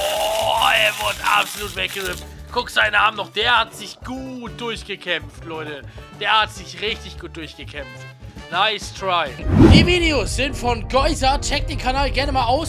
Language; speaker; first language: German; native; German